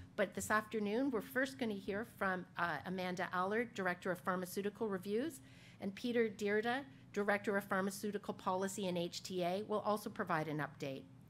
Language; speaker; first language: English; native; English